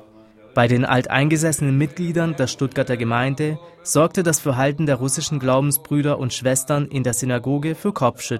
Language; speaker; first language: German; native; German